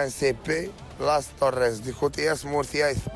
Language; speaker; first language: Spanish; non-native, learner; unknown